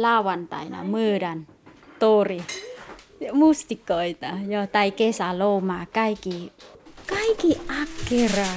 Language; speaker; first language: Finnish; non-native, learner; Thai